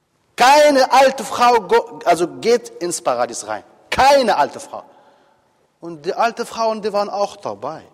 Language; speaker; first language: German; non-native, fluent; Arabic